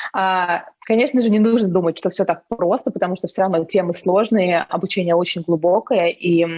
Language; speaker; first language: Russian; native; Russian